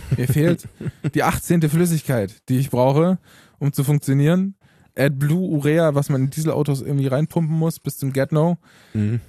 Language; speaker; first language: German; early bilingual, other home language; Romanian